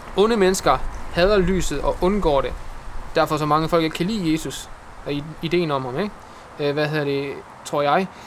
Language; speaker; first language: Danish; native; Danish